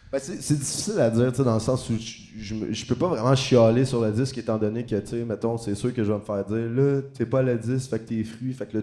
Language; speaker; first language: French; native; French